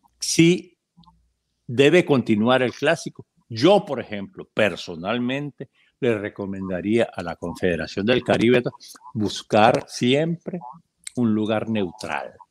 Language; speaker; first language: Spanish; native; Spanish